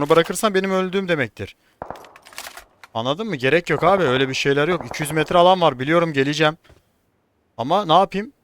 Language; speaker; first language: Turkish; native; Turkish